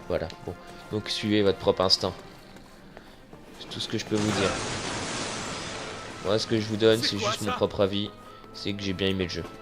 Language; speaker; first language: French; native; French